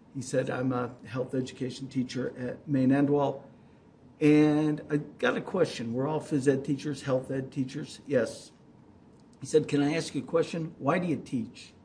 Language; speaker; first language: English; native; English